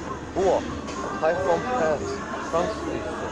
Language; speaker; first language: Korean; native; Korean